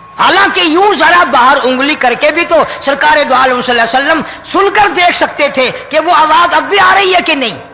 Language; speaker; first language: Urdu; non-native, local second language; Punjabi